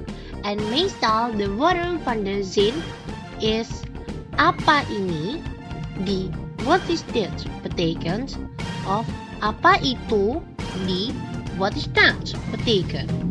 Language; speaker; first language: Dutch; non-native, learner; Indonesian